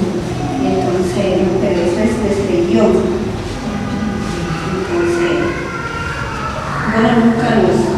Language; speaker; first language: Spanish; non-native, local second language; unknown